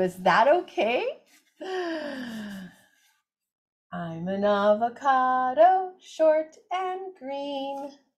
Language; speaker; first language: English; native; English